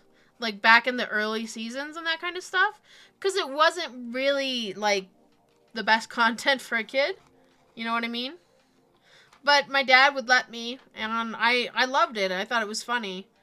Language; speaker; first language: English; native; English